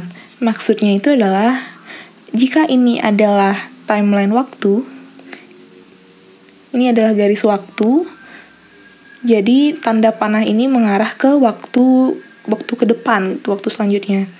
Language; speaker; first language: Indonesian; native; Indonesian